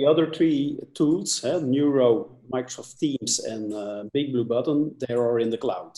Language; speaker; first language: English; non-native, fluent; Dutch